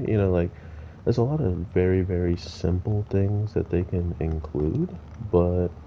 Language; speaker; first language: English; native; English